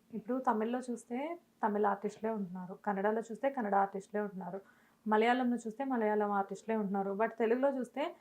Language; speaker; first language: Telugu; native; Telugu